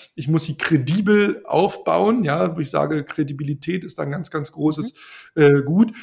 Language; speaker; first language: German; native; German